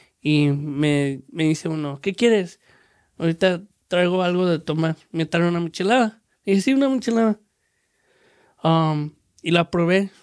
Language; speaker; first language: Spanish; early bilingual, heritage; Spanish